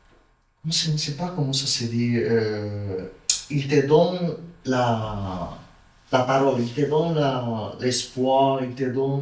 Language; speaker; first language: French; non-native, learner; Spanish